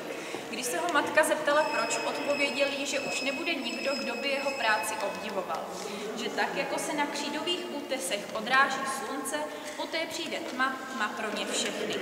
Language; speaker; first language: Czech; native; Czech